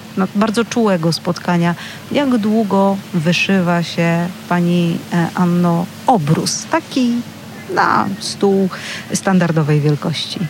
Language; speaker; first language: Polish; native; Polish